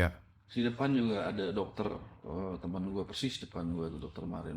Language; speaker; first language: Indonesian; native; Indonesian